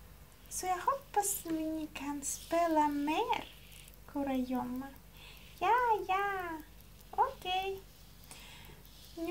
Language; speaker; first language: Swedish; non-native, learner; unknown